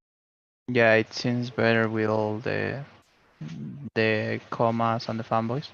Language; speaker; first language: English; non-native, learner; Spanish